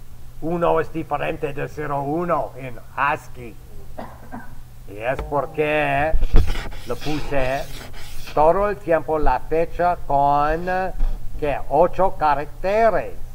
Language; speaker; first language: Spanish; non-native, fluent; English